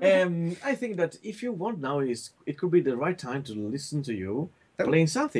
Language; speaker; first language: English; non-native, learner; Italian